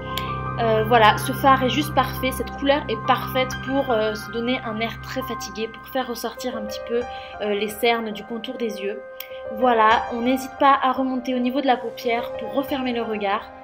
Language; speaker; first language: French; native; French